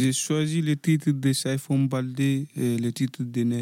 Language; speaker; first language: French; non-native, local second language; Fula